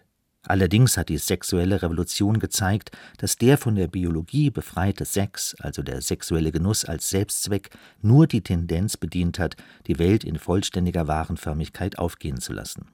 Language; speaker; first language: German; native; German